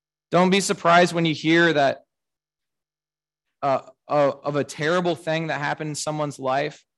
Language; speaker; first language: English; native; English